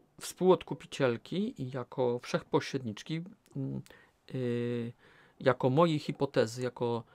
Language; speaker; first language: Polish; native; Polish